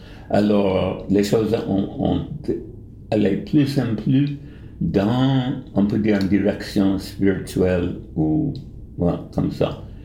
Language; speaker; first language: French; non-native, fluent; English